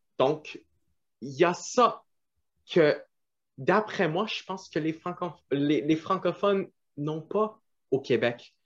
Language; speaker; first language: French; non-native, local second language; English